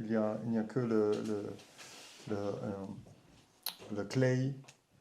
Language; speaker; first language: French; non-native, learner; German